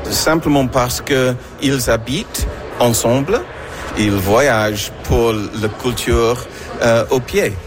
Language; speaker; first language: French; non-native, fluent; English